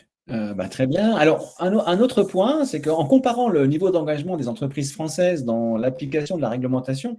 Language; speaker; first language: French; native; French